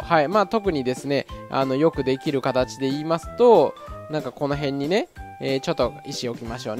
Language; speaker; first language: Japanese; native; Japanese